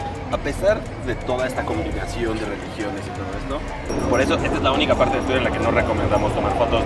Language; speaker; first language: Spanish; native; Spanish